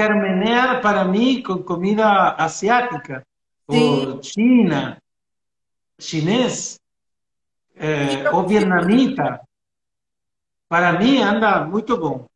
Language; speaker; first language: Portuguese; non-native, learner; Spanish